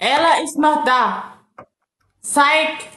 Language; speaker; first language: German; non-native, learner; Indonesian